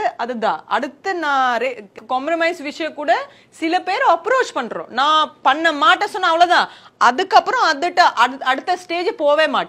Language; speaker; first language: Tamil; non-native, learner; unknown